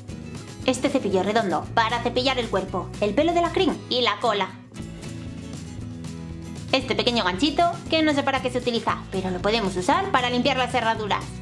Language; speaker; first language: Spanish; native; Spanish